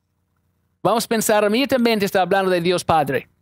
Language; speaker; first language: Spanish; non-native, fluent; English